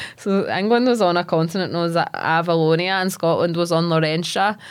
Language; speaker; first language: English; native; English